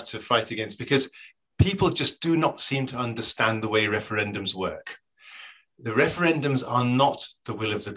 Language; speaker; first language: English; native; English